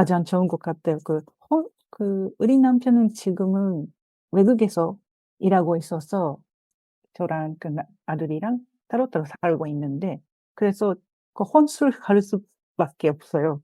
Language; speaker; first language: Korean; non-native, fluent; Japanese